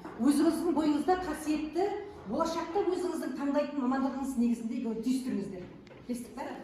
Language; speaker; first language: Kazakh; native; Kazakh